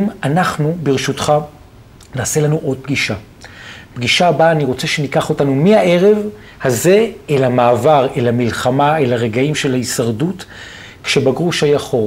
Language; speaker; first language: Hebrew; native; Hebrew